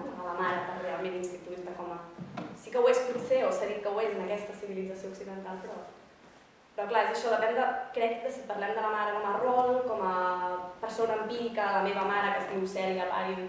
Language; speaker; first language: Catalan; native; Catalan